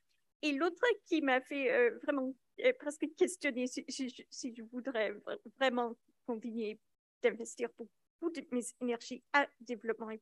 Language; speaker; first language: French; non-native, local second language; English